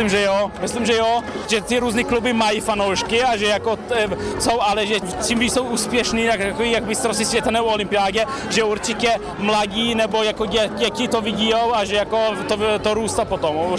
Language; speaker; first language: Czech; early bilingual, heritage; Czech